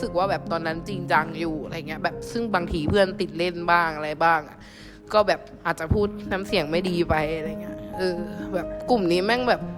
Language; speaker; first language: Thai; native; Thai